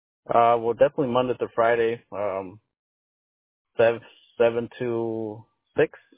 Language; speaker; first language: English; early bilingual, other home language; Spanish